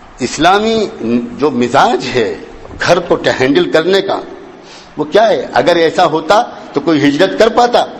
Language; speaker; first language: Urdu; native; Urdu